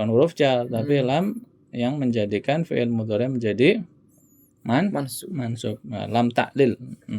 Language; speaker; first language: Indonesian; native; Indonesian